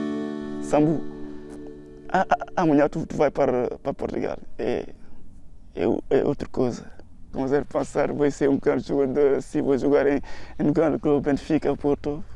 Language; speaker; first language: Portuguese; non-native, learner; Wolof